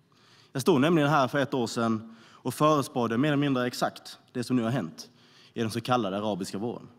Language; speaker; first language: Swedish; native; Swedish